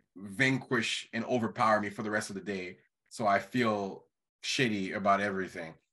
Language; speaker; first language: English; non-native, fluent; Haitian Creole